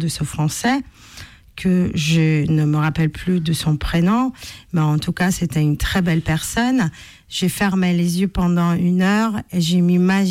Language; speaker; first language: French; non-native, fluent; Polish